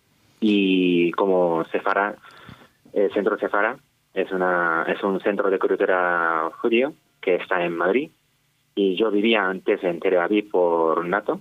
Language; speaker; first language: Spanish; non-native, fluent; Japanese